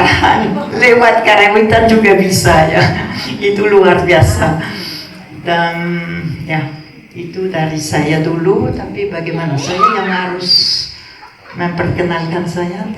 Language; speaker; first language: Indonesian; non-native, fluent; French